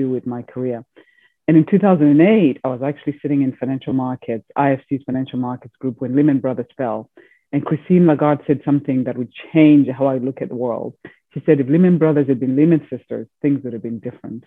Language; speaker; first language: English; non-native, local second language; Shona